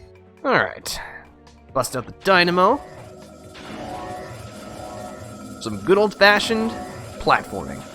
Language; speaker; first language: English; native; English